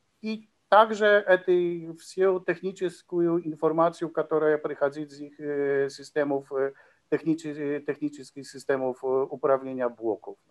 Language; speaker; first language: Russian; non-native, learner; Polish